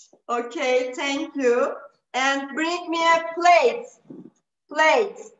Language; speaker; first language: English; non-native, fluent; Turkish